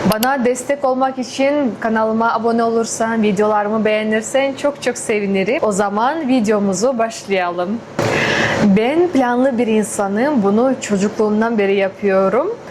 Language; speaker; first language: Turkish; non-native, fluent; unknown